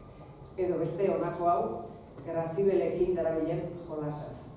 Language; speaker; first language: Basque; native; Basque